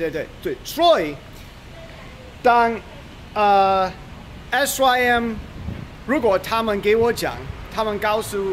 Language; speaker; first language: Chinese; non-native, learner; English